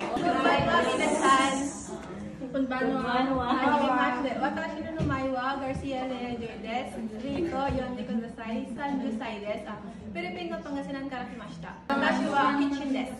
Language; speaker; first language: Japanese; non-native, learner; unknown